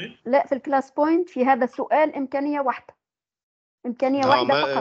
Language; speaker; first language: Arabic; native; Arabic